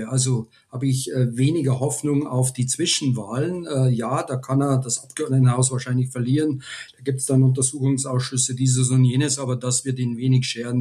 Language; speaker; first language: German; native; German